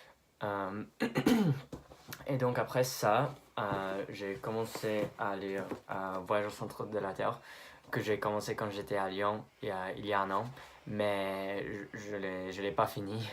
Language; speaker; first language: French; non-native, fluent; English